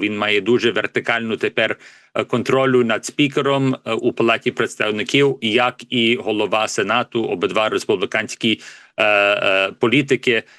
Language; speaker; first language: Ukrainian; early bilingual, heritage; English